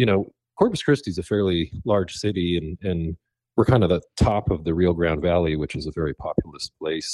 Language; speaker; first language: English; native; English